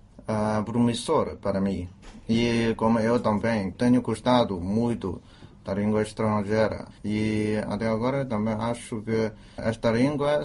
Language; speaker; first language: Portuguese; non-native, fluent; Chinese